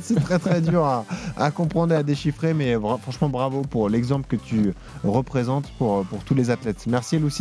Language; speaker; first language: French; native; French